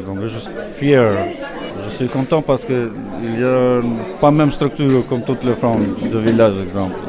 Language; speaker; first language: French; non-native, learner; Albanian